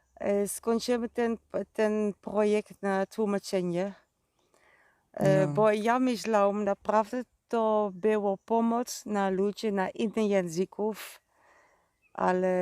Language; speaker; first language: Polish; non-native, learner; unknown